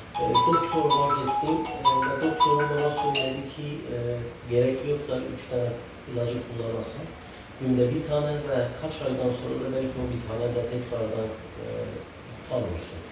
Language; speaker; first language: Turkish; non-native, fluent; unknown